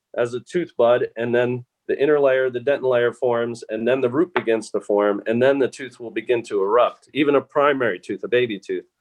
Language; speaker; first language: English; native; English